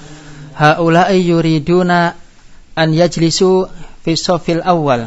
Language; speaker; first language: Arabic; non-native, fluent; Indonesian